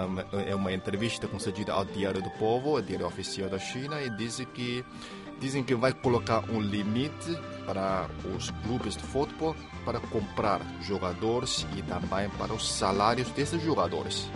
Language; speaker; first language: Portuguese; non-native, fluent; Chinese